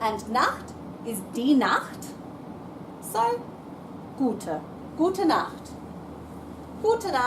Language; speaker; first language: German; non-native, fluent; English